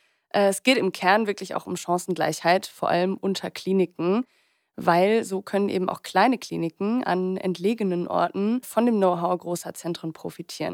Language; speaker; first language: German; native; German